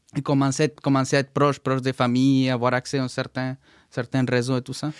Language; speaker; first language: French; non-native, fluent; Spanish